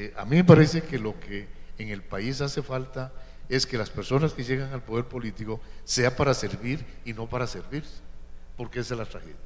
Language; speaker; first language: Spanish; native; Spanish